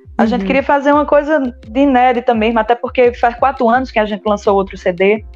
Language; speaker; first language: Portuguese; native; Portuguese